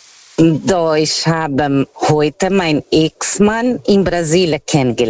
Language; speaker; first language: German; non-native, fluent; Portuguese